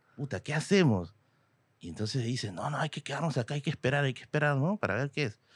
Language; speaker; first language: Spanish; native; Spanish